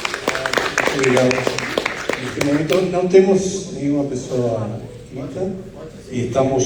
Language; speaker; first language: Portuguese; non-native, fluent; Spanish